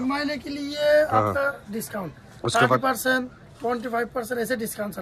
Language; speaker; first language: Hindi; non-native, learner; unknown